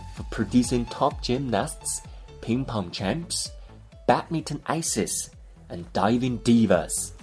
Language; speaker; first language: English; non-native, fluent; Chinese